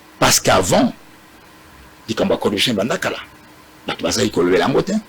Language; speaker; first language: Lingala; native; Lingala